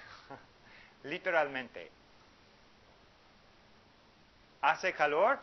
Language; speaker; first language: Spanish; non-native, fluent; English